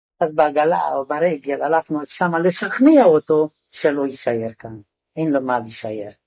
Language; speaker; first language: Hebrew; non-native, fluent; Hungarian